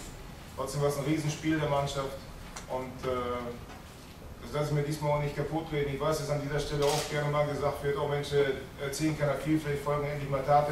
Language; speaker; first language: German; native; German